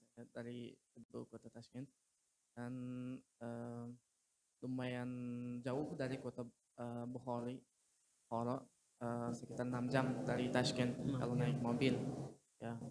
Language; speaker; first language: Indonesian; non-native, fluent; Uzbek